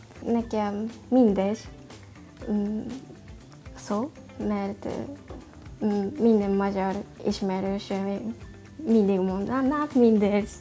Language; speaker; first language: Hungarian; non-native, learner; Japanese